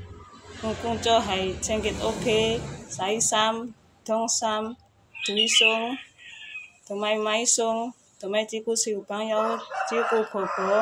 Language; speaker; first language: Cantonese; non-native, learner; Indonesian